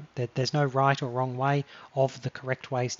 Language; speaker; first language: English; native; English